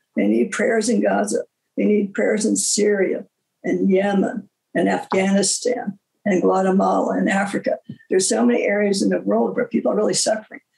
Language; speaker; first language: English; native; English